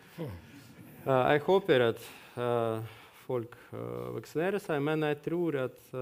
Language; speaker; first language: Norwegian; non-native, fluent; Russian